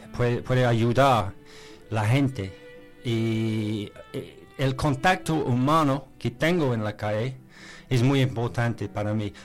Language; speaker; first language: Spanish; non-native, learner; English